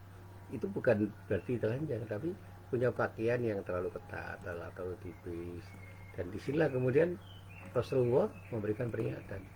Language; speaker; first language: Indonesian; native; Indonesian